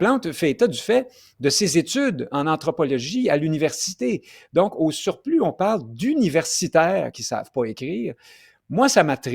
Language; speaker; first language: French; native; French